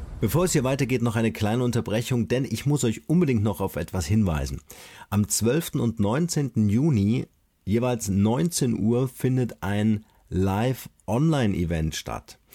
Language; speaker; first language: German; native; German